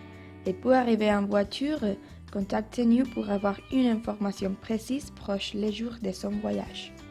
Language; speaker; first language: French; non-native, learner; Spanish